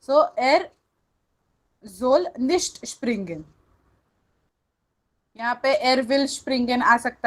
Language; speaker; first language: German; non-native, fluent; Hindi